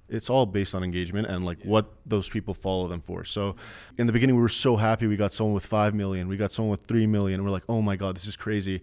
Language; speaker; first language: English; native; English